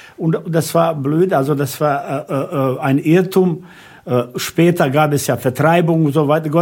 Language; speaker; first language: German; non-native, fluent; Bosnian